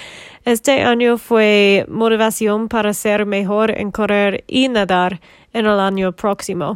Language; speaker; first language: Spanish; non-native, learner; English